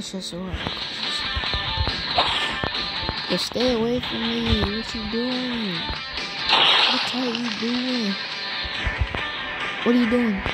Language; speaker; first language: English; native; English